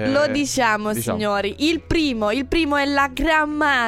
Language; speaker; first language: Italian; native; Italian